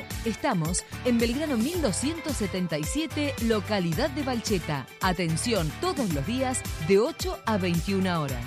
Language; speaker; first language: Spanish; native; Spanish